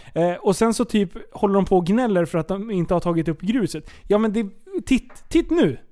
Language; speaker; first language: Swedish; native; Swedish